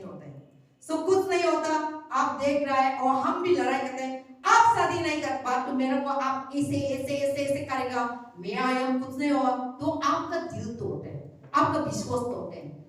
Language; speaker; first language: Hindi; non-native, local second language; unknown